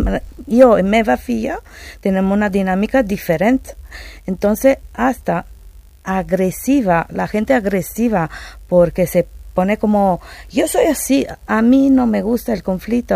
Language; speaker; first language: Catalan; non-native, learner; Spanish